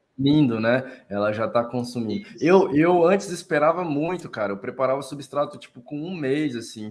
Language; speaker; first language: Portuguese; native; Portuguese